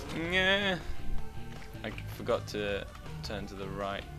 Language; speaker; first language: English; native; English